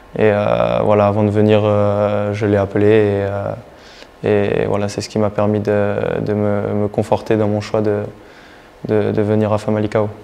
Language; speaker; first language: French; native; French